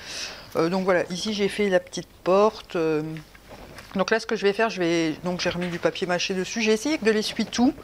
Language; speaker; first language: French; native; French